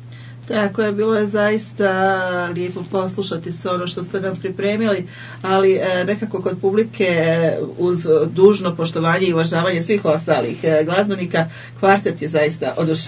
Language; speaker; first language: Serbian; native; Serbian